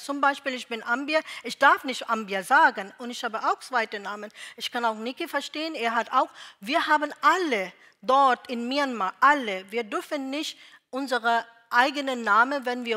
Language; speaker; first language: German; non-native, learner; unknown